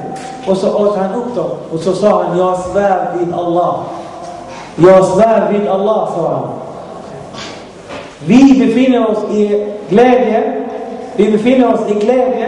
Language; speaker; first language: Swedish; non-native, fluent; Arabic